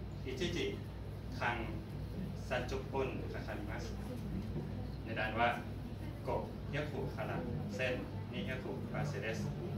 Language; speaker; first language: Japanese; non-native, learner; Thai